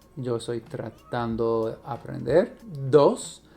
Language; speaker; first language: Spanish; non-native, learner; English